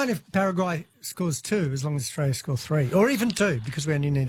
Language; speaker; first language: English; native; English